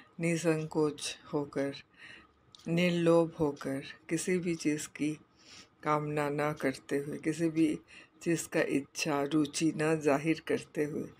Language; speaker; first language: Hindi; non-native, local second language; Bangla